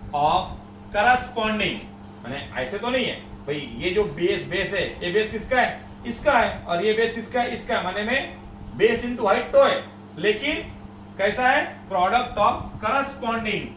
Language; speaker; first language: Hindi; non-native, local second language; Marathi